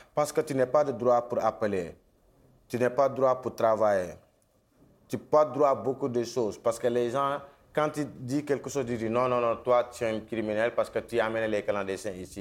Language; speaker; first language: French; non-native, local second language; Wolof